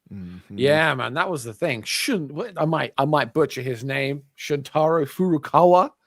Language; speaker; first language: English; native; English